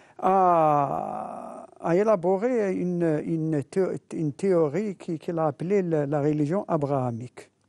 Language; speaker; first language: French; non-native, local second language; Arabic